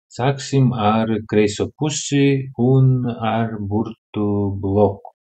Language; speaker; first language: Latvian; non-native, local second language; Russian